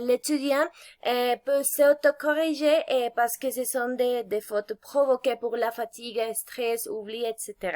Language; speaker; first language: French; non-native, fluent; Spanish